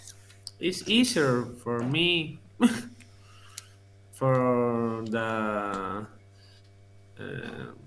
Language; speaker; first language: English; non-native, learner; Spanish